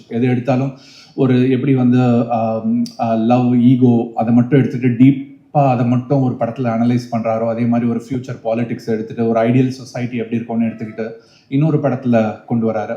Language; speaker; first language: Tamil; native; Tamil